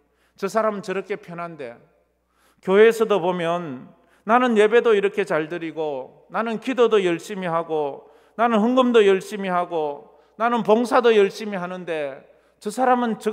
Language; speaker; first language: Korean; native; Korean